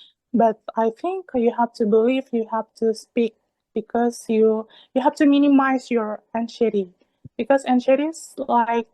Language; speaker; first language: English; non-native, learner; Indonesian